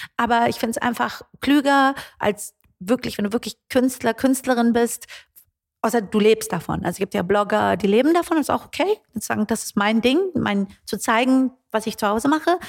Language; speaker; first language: German; early bilingual, other home language; Persian